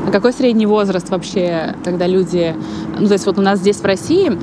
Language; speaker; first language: Russian; native; Russian